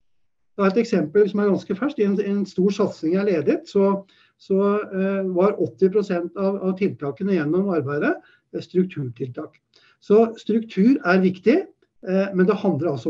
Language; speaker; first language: Norwegian; native; Norwegian